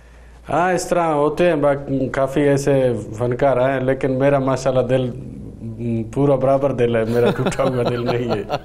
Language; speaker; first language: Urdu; non-native, local second language; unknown